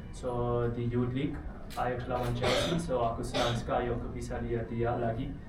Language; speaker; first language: Indonesian; non-native, learner; Dutch